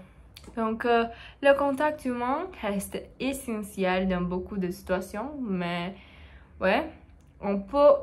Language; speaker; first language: French; non-native, learner; Portuguese